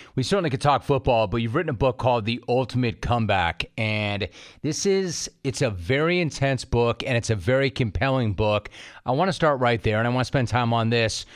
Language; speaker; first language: English; native; English